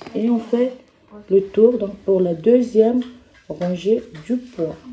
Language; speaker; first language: French; native; French